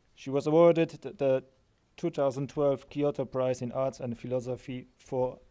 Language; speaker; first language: English; non-native, fluent; Polish